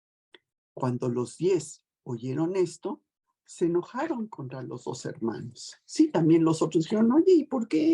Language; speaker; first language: Spanish; native; Spanish